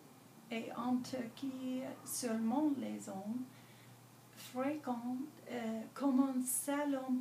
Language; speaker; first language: French; non-native, learner; English